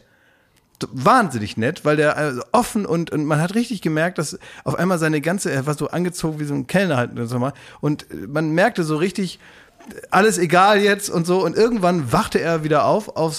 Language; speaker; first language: German; native; German